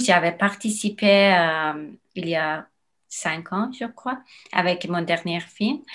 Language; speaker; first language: French; non-native, learner; Persian